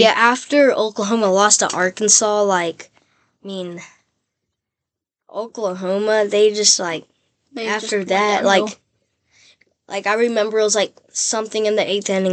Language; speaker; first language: English; native; English